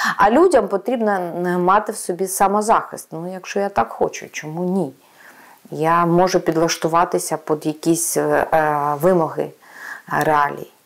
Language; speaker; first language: Ukrainian; non-native, local second language; Russian